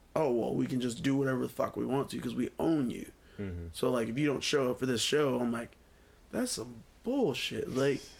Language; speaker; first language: English; native; English